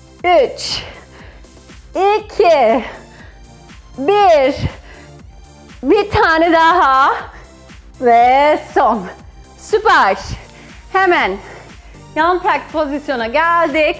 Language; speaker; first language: Turkish; non-native, fluent; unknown